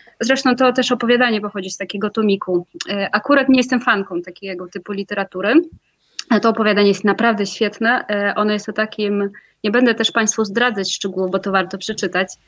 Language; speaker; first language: Polish; non-native, fluent; Russian